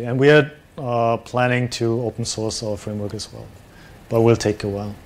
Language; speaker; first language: English; non-native, fluent; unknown